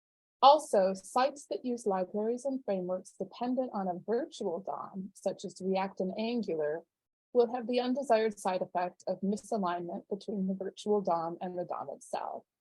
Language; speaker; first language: English; native; English